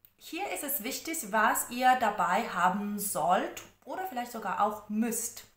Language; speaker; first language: German; non-native, fluent; Russian